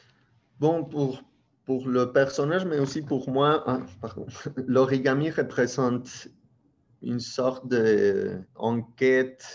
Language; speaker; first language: French; non-native, fluent; Spanish